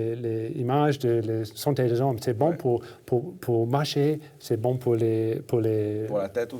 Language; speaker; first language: French; non-native, learner; English